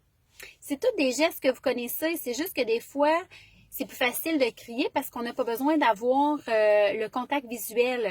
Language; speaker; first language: French; native; French